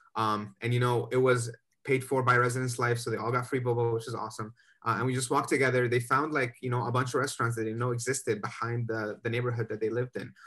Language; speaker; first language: English; native; English